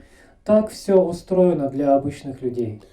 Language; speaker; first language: Russian; native; Russian